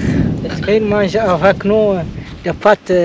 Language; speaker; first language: French; non-native, local second language; Arabic